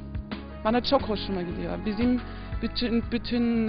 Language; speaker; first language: Turkish; early bilingual, heritage; Turkish